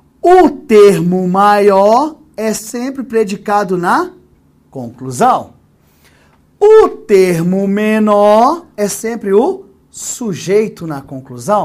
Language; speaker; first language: Portuguese; native; Portuguese